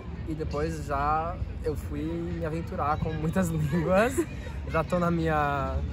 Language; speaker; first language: Portuguese; non-native, fluent; French